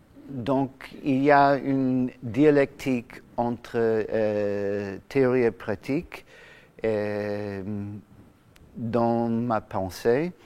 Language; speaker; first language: French; non-native, fluent; English